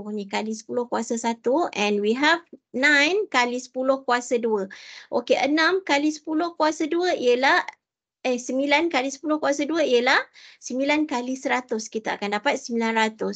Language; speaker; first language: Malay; native; Malay